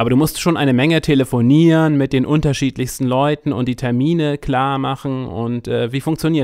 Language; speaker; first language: German; native; German